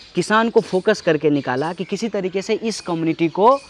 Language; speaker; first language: Hindi; native; Hindi